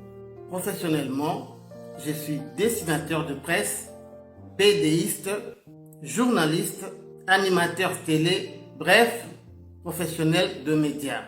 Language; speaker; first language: French; non-native, local second language; Lingala